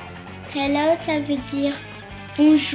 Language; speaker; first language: French; early bilingual, heritage; French